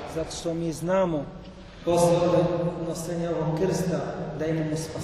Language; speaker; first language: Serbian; non-native, learner; Arabic